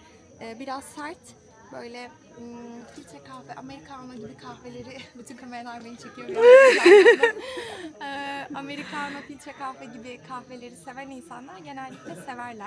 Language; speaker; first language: Turkish; native; Turkish